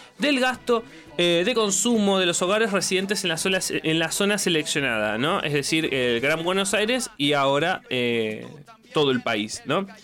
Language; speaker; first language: Spanish; native; Spanish